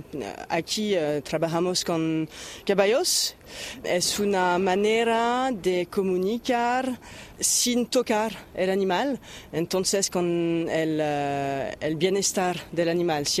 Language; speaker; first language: Spanish; non-native, learner; French